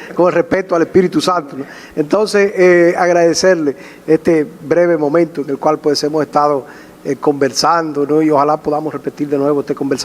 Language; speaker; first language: Spanish; native; Spanish